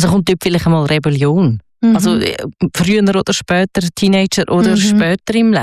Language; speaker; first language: German; native; German